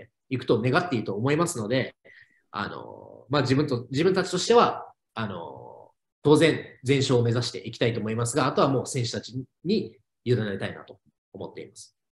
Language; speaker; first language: Japanese; native; Japanese